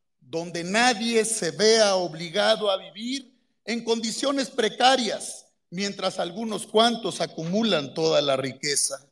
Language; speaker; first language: Spanish; native; Spanish